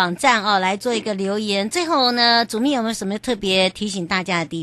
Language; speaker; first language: Chinese; native; Chinese